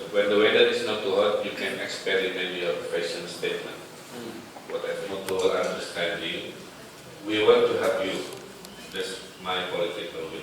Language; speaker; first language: English; non-native, fluent; Indonesian